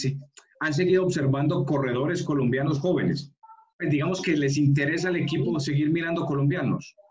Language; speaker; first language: Spanish; native; Spanish